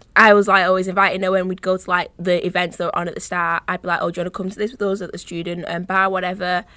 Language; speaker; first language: English; native; English